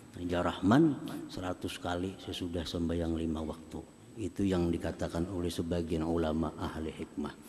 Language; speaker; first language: Indonesian; non-native, local second language; Banjar